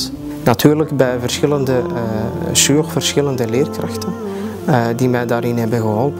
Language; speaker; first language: Dutch; early bilingual, other home language; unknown